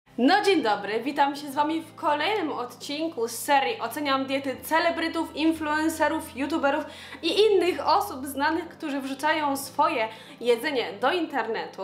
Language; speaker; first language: Polish; native; Polish